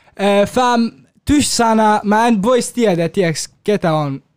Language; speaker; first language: Finnish; non-native, learner; Kurdish